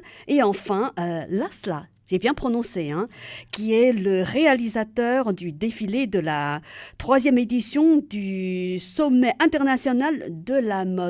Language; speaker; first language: French; native; French